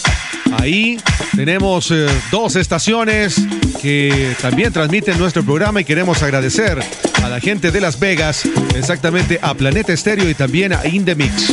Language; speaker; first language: Spanish; native; Spanish